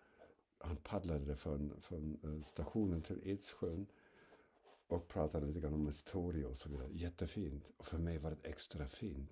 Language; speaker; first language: Swedish; non-native, fluent; German